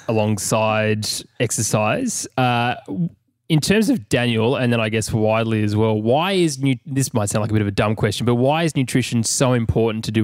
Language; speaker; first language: English; native; English